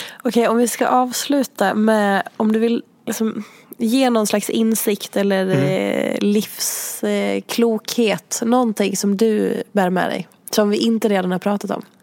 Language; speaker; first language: Swedish; native; Swedish